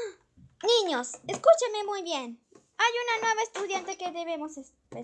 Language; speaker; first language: Spanish; native; Spanish